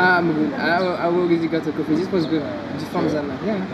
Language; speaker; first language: English; non-native, learner; French